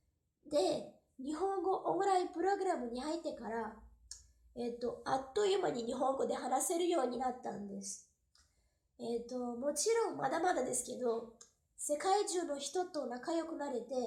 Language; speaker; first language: Japanese; non-native, fluent; Portuguese